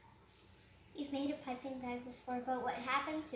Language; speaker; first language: English; native; English